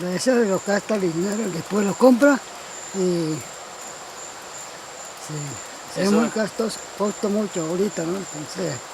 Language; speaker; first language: Spanish; non-native, local second language; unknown